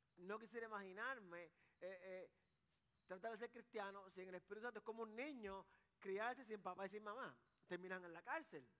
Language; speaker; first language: Spanish; native; Spanish